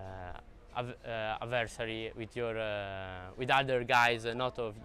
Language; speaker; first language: English; non-native, learner; Italian